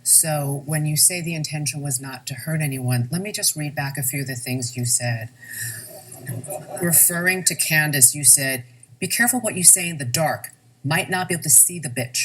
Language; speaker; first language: English; native; English